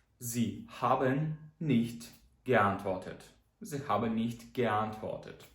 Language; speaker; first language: German; non-native, fluent; Ukrainian